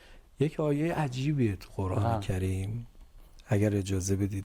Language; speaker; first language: Persian; native; Persian